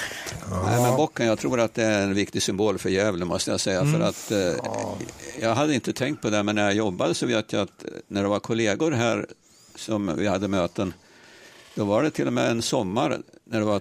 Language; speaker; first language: Swedish; native; Swedish